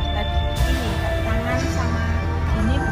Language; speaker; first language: Indonesian; non-native, local second language; Javanese